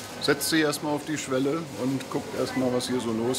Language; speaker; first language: German; native; German